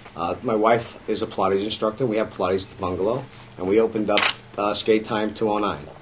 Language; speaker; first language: English; native; English